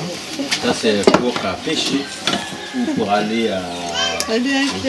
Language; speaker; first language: French; non-native, learner; Lao